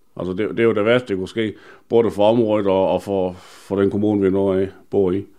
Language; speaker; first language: Danish; native; Danish